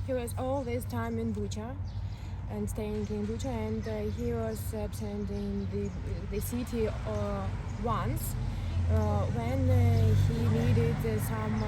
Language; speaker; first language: English; non-native, learner; Ukrainian